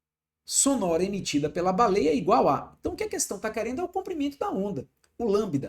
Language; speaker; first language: Portuguese; native; Portuguese